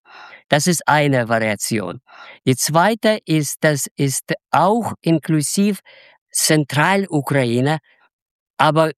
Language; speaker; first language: German; non-native, fluent; Russian